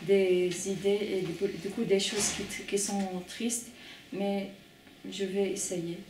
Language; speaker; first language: French; non-native, fluent; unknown